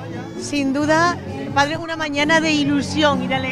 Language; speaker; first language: Spanish; native; Spanish